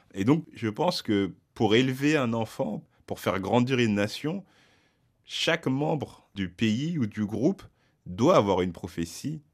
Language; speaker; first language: French; native; French